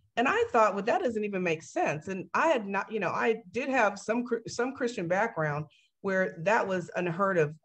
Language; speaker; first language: English; native; English